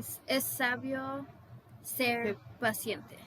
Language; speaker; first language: Spanish; early bilingual, heritage; Spanish